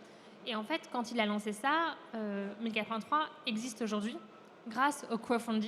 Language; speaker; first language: French; native; French